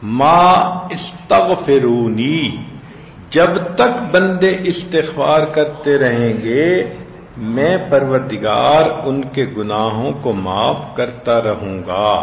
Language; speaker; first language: Urdu; non-native, local second language; Punjabi